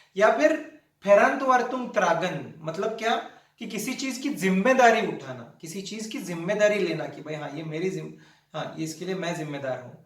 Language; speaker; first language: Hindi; non-native, local second language; Marathi